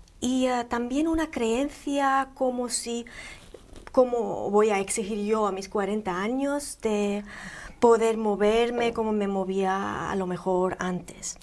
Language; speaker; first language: Spanish; non-native, fluent; Greek